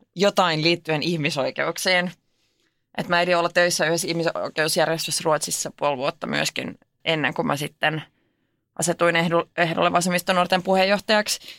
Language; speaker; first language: Finnish; non-native, local second language; Swedish